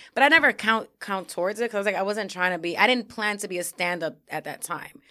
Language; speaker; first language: English; early bilingual, other home language; Spanish